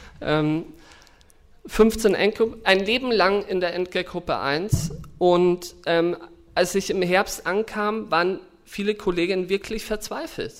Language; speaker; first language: German; native; German